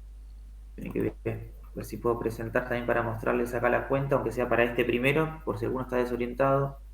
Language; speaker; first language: Spanish; native; Spanish